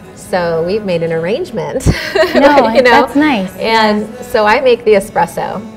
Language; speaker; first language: English; native; English